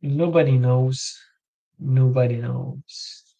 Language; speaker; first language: English; non-native, learner; French